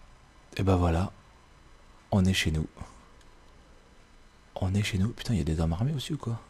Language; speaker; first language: French; native; French